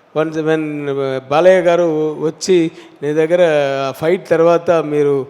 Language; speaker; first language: Telugu; non-native, learner; Tamil